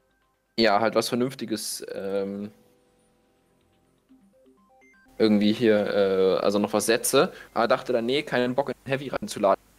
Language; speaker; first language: German; native; German